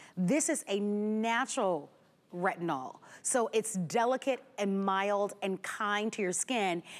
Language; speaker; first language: English; native; English